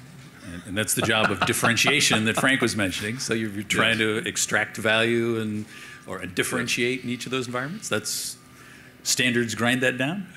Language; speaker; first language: English; native; English